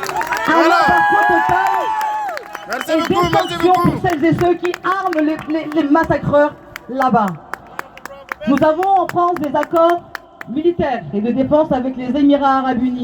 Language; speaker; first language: French; native; French